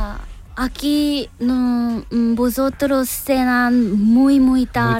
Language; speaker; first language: Spanish; non-native, learner; Korean